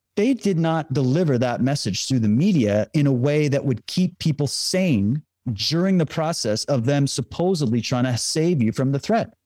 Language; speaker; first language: English; native; English